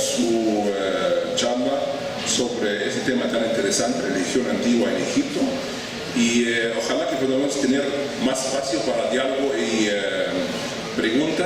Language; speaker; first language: Spanish; non-native, fluent; Arabic